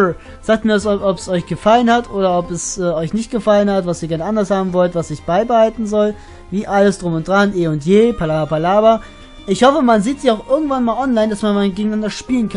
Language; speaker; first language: German; native; German